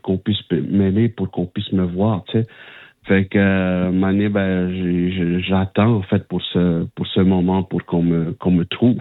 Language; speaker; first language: French; non-native, local second language; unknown